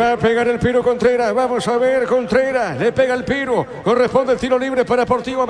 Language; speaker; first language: Spanish; native; Spanish